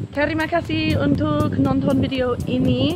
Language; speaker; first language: Indonesian; non-native, learner; English